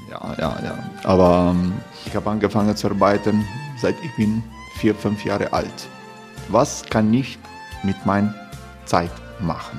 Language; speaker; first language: German; non-native, learner; Croatian